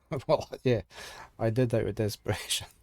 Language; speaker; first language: English; native; English